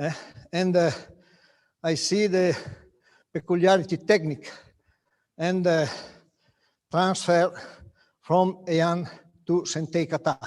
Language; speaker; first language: English; non-native, learner; Italian